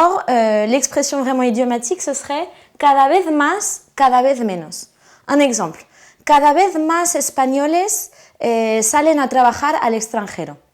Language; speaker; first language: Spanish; non-native, fluent; French